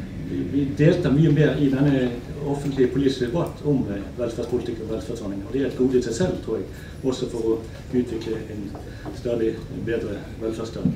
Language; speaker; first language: Norwegian; native; Norwegian